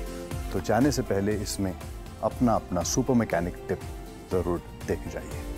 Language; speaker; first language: Hindi; native; Hindi